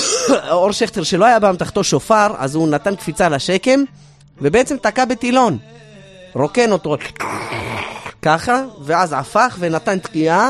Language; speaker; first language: Hebrew; native; Hebrew